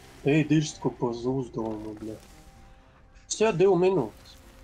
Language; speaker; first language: Latvian; native; Latvian